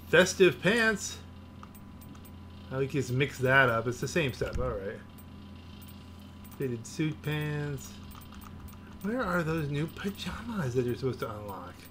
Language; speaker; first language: English; native; English